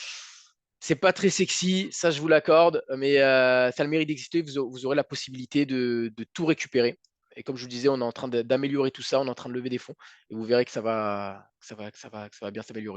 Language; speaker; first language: French; native; French